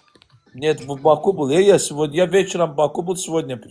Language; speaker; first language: Russian; non-native, learner; Azerbaijani